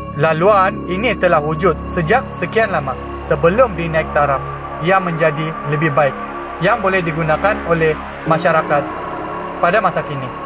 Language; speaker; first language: Malay; native; Malay